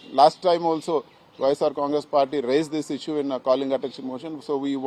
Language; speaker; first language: English; non-native, local second language; Telugu